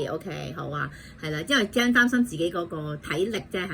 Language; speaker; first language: Cantonese; native; Cantonese